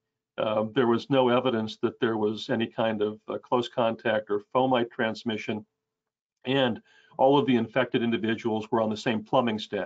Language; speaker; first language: English; native; English